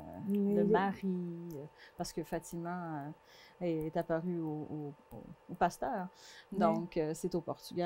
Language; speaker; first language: French; non-native, fluent; Portuguese